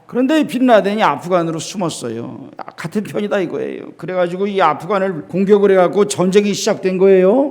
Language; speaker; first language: Korean; native; Korean